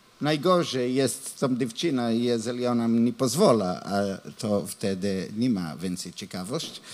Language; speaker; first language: Polish; non-native, learner; Hebrew